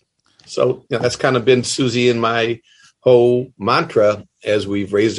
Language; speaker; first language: English; native; English